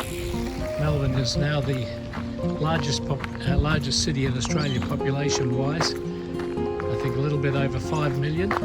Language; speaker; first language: English; native; English